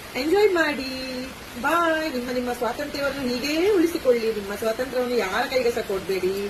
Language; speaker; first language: Kannada; native; Kannada